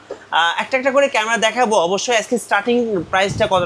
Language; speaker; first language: Bangla; native; Bangla